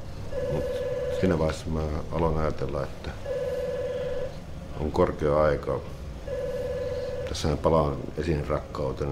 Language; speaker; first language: Finnish; native; Finnish